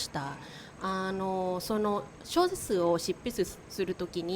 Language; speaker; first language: Japanese; non-native, learner; Thai